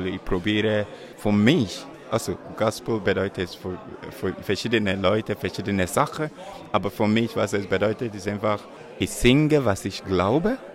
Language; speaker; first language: German; non-native, learner; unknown